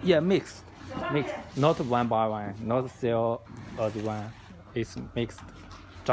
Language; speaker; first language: English; non-native, learner; Chinese